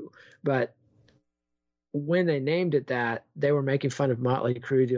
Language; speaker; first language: English; native; English